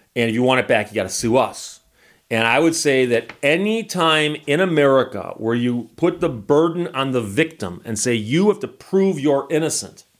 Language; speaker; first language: English; native; English